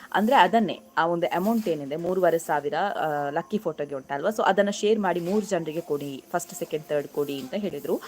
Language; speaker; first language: Kannada; non-native, local second language; Tulu